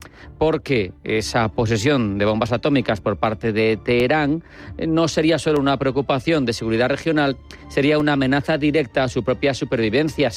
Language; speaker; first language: Spanish; native; Spanish